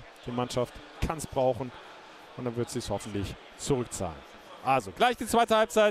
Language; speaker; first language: German; native; German